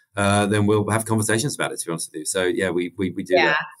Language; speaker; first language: English; native; English